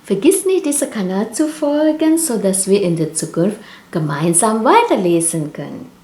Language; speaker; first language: German; non-native, learner; Indonesian